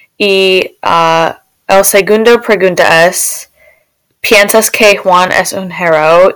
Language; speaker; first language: Spanish; non-native, learner; English